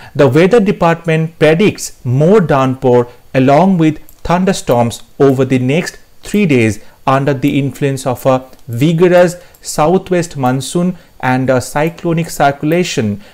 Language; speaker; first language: English; non-native, local second language; Bangla